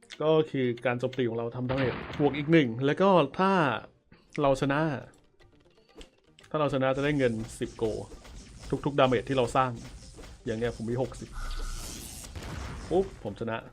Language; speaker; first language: Thai; native; Thai